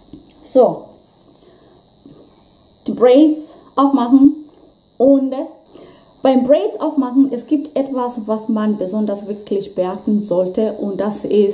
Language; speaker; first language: German; non-native, fluent; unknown